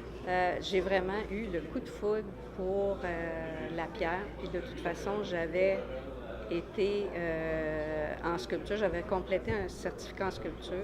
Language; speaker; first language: French; native; French